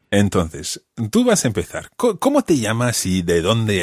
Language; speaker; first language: Spanish; non-native, fluent; English